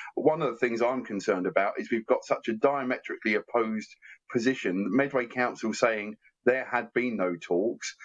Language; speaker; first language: English; native; English